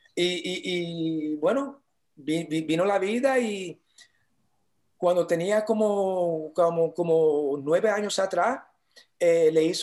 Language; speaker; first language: Spanish; early bilingual, heritage; Spanish